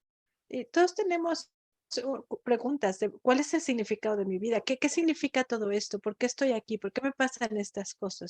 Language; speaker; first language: Spanish; native; Spanish